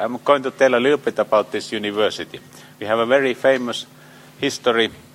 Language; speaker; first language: English; non-native, fluent; Finnish